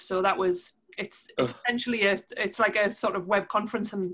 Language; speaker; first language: English; native; English